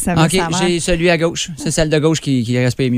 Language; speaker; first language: French; native; French